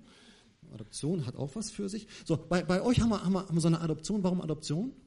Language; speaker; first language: German; native; German